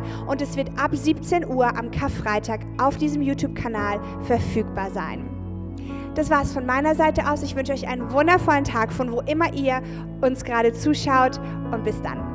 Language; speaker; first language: German; native; German